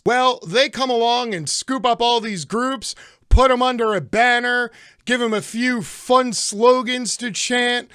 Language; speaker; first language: English; native; English